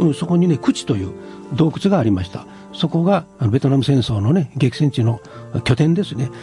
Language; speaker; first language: Japanese; native; Japanese